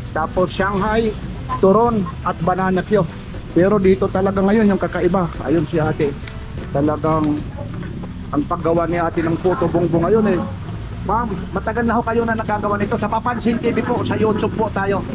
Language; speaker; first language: Filipino; native; Filipino